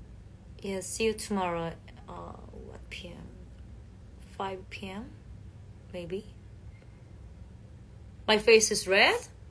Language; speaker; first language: English; non-native, learner; Korean